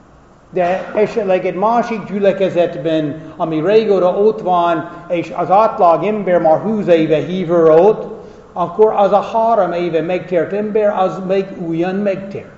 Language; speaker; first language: Hungarian; non-native, fluent; English